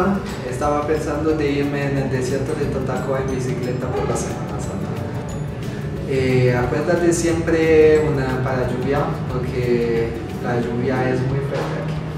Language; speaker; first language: Spanish; non-native, fluent; Italian